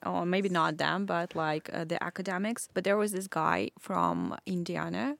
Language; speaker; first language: English; non-native, fluent; Russian